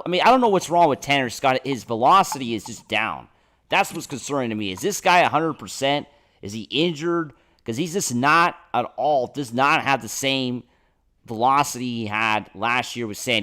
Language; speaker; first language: English; native; English